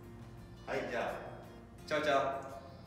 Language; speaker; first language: Japanese; non-native, fluent; Portuguese